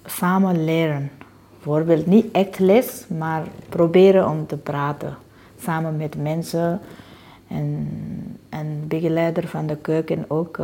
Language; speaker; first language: Dutch; non-native, learner; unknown